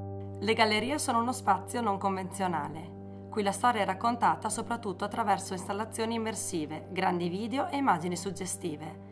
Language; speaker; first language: Italian; native; Italian